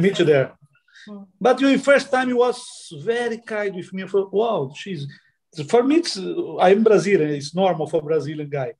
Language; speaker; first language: English; non-native, learner; Portuguese